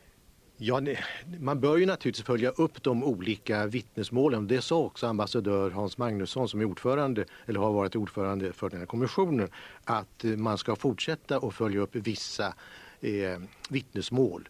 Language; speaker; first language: Swedish; native; Swedish